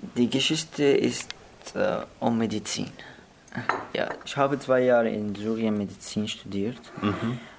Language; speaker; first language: German; non-native, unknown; Arabic